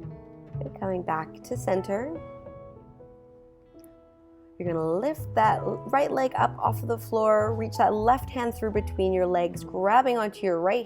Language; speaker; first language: English; native; English